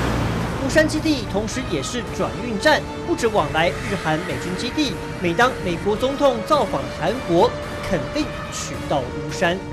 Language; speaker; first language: Chinese; native; Chinese